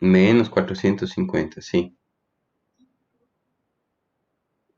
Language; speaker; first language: Spanish; native; Spanish